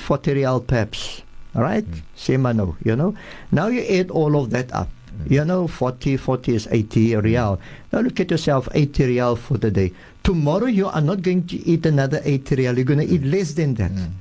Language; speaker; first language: English; early bilingual, other home language; Afrikaans